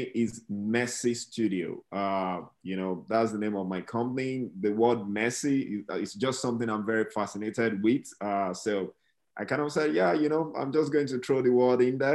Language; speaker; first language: English; non-native, local second language; Yoruba